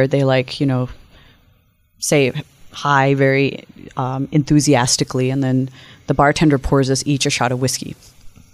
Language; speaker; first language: English; native; English